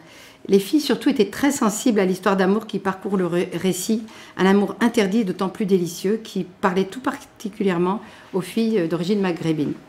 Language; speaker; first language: French; native; French